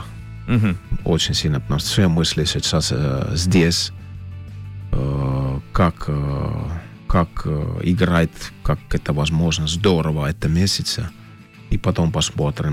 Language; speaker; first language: Russian; non-native, learner; Finnish